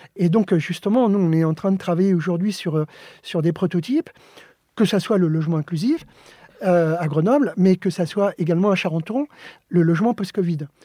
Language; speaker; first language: French; early bilingual, other home language; Spanish